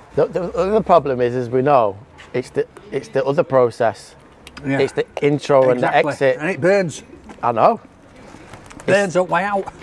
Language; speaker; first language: English; native; English